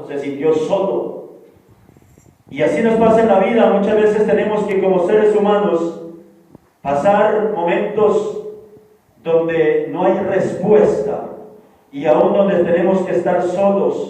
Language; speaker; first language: Spanish; native; Spanish